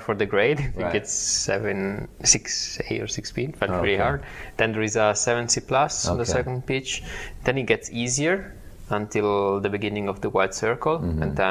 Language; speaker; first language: English; non-native, fluent; Italian